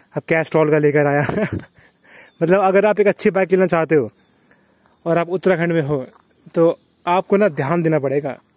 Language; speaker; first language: Hindi; native; Hindi